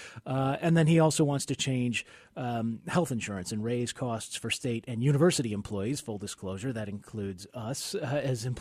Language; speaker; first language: English; native; English